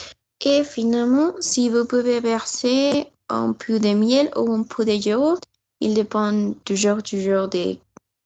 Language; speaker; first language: French; non-native, learner; Spanish